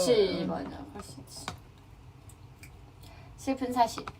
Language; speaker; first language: Korean; non-native, fluent; Thai